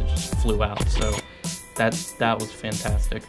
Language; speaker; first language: English; native; English